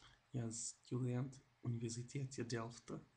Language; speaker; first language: Russian; non-native, learner; Dutch